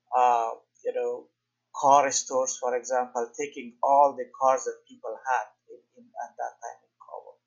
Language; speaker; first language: English; non-native, fluent; Persian